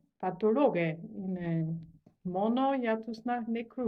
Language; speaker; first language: Greek; non-native, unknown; German